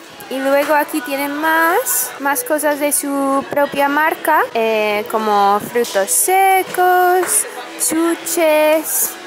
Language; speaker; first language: Spanish; non-native, fluent; English